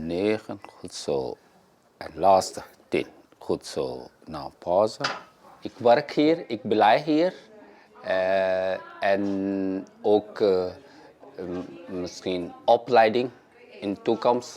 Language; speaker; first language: Dutch; non-native, learner; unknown